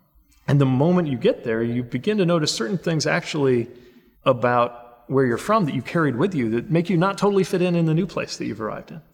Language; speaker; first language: English; native; English